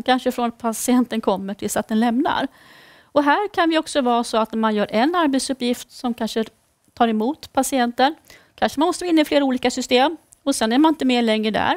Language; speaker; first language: Swedish; native; Swedish